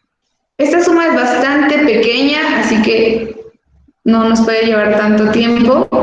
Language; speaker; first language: Spanish; native; Spanish